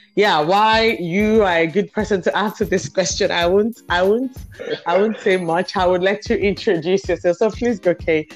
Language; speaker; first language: English; non-native, local second language; Yoruba